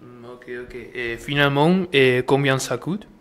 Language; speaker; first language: French; non-native, learner; Spanish